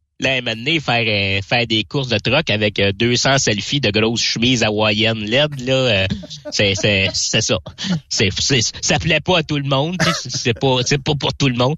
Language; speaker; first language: French; native; French